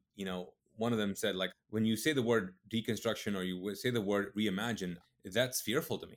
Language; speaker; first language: English; early bilingual, other home language; Urdu